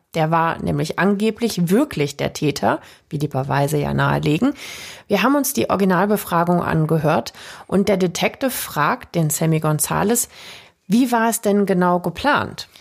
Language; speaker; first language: German; native; German